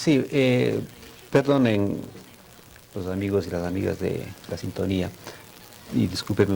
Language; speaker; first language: Spanish; native; Spanish